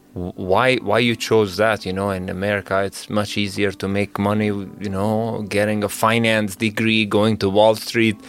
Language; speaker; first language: English; non-native, fluent; Albanian